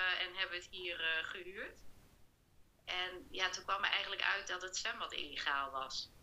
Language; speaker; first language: Dutch; native; Dutch